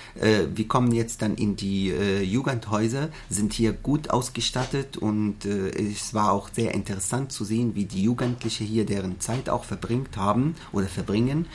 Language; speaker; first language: German; non-native, fluent; Arabic